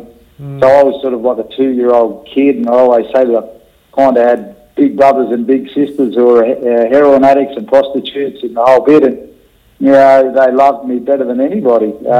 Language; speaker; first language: English; native; English